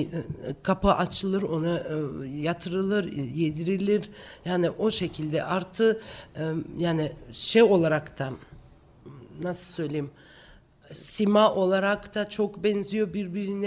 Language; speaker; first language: Turkish; non-native, fluent; Georgian